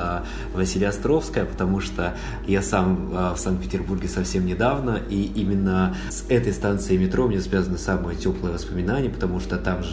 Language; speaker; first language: Russian; native; Russian